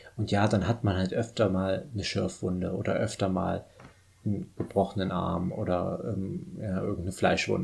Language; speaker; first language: German; native; German